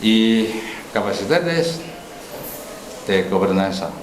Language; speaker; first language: Spanish; non-native, learner; Chinese